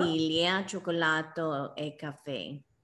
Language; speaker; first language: Italian; non-native, learner; English